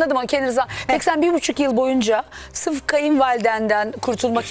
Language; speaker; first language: Turkish; native; Turkish